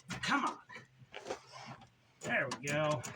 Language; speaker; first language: English; native; English